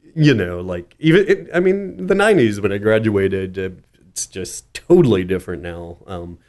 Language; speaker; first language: English; native; English